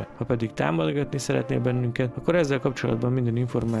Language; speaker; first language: Hungarian; native; Hungarian